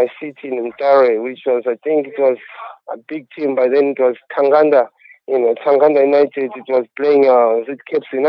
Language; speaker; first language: English; non-native, local second language; Shona